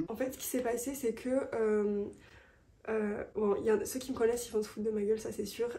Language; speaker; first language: French; native; French